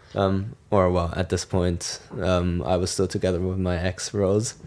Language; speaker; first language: English; non-native, fluent; German